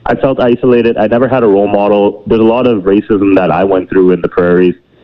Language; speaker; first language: English; native; English